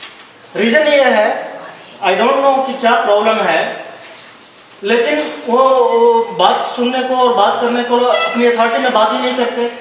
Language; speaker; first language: Hindi; native; Hindi